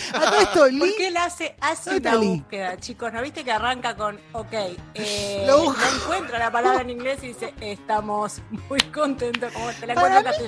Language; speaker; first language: Spanish; native; Spanish